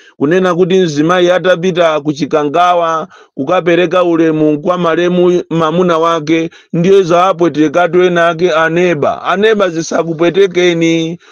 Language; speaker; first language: Nyanja; native; Nyanja